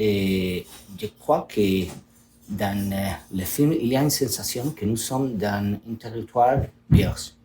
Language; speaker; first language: French; non-native, learner; Spanish